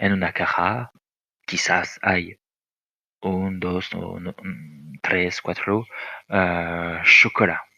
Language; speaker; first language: Spanish; non-native, fluent; French